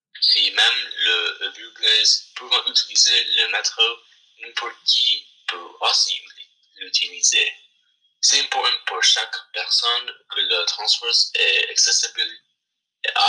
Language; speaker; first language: French; non-native, learner; English